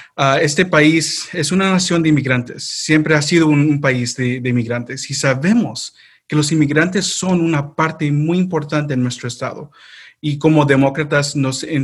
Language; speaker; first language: Spanish; early bilingual, heritage; Spanish